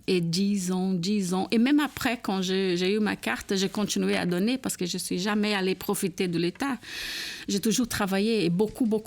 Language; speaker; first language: French; non-native, fluent; Portuguese